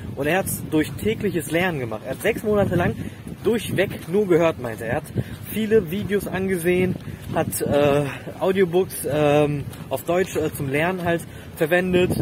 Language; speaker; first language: German; native; German